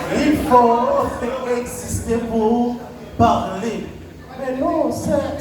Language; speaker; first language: French; non-native, local second language; Haitian Creole